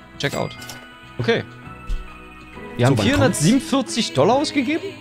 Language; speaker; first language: German; native; German